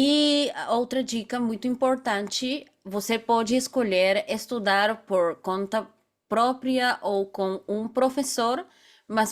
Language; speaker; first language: Portuguese; non-native, fluent; Bulgarian